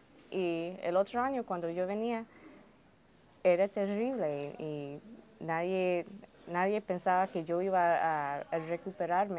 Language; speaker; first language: Spanish; early bilingual, heritage; Spanish